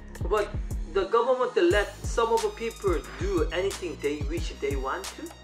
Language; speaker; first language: English; non-native, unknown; Korean